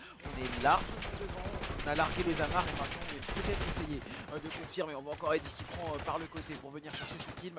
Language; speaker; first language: French; native; French